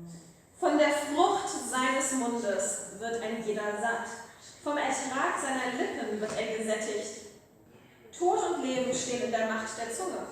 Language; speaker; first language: German; native; German